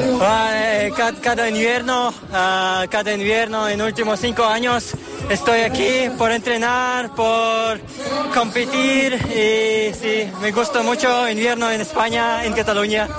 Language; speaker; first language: Spanish; non-native, learner; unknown